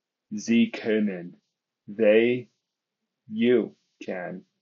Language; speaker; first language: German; non-native, fluent; English